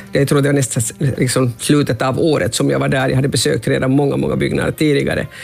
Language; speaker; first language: Swedish; non-native, local second language; Finnish